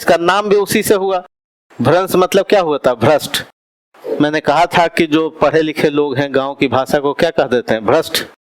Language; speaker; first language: Hindi; native; Hindi